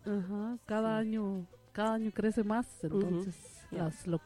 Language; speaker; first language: Spanish; native; Spanish